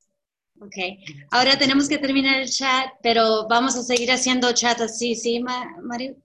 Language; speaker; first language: Spanish; early bilingual, heritage; Spanish